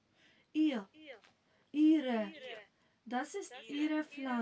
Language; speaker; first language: German; non-native, fluent; Macedonian